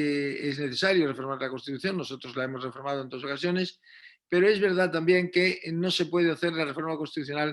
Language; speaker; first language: Spanish; native; Spanish